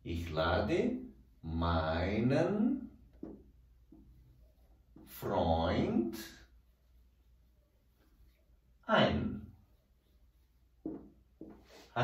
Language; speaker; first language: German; non-native, fluent; Portuguese